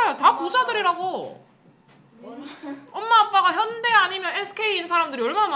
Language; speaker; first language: Korean; native; Korean